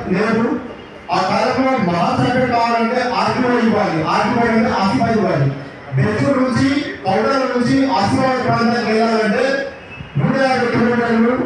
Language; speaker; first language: Telugu; non-native, local second language; Marathi